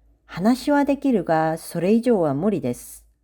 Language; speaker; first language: Japanese; non-native, fluent; Korean